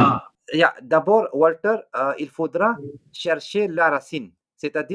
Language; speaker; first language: French; non-native, fluent; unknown